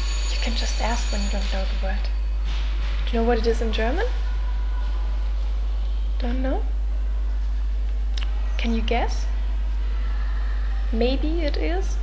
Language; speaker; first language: English; non-native, fluent; German